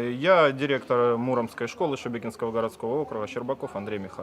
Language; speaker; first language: Russian; native; Russian